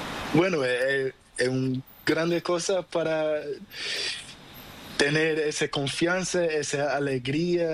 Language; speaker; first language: Spanish; non-native, learner; Portuguese